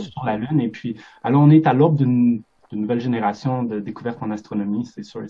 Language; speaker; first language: French; native; French